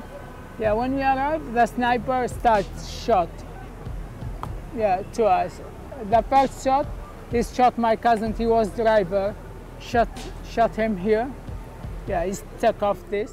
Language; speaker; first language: English; non-native, learner; Arabic